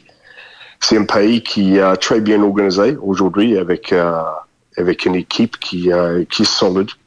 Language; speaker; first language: French; non-native, fluent; English